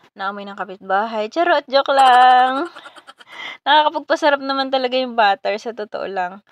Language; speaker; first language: Filipino; non-native, local second language; Bikol